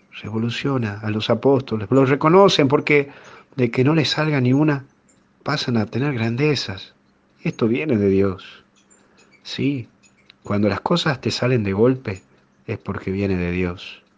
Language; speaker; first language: Spanish; native; Spanish